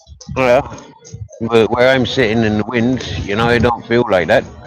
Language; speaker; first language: English; native; English